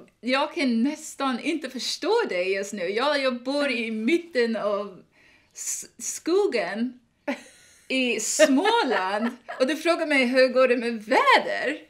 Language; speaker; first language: Swedish; non-native, learner; English